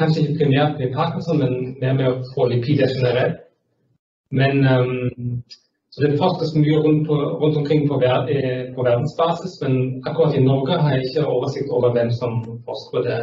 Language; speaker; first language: Norwegian; non-native, fluent; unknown